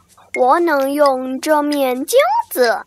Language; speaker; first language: Chinese; early bilingual, heritage; Chinese